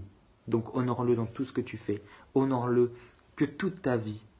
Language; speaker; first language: French; native; French